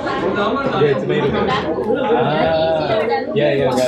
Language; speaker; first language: English; non-native, fluent; Korean